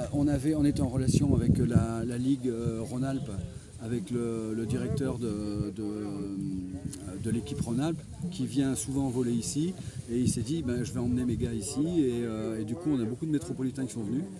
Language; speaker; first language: French; native; French